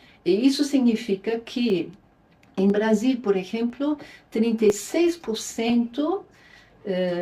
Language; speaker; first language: Spanish; non-native, fluent; Luxembourgish